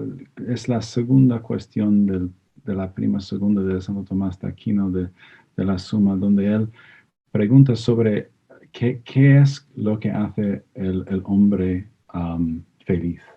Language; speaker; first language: Spanish; non-native, fluent; English